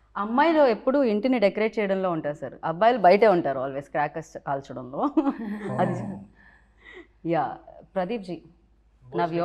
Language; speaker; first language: Telugu; native; Telugu